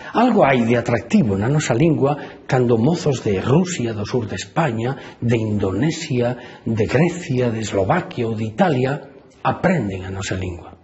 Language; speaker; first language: Galician; native; Galician